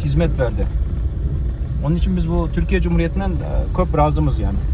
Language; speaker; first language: Turkish; non-native, local second language; Kazakh